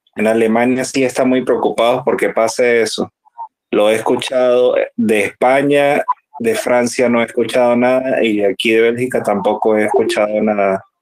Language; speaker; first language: Spanish; native; Spanish